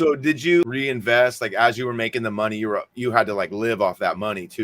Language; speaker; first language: English; native; English